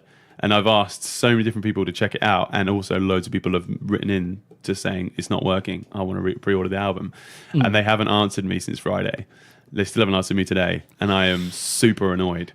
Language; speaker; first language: English; native; English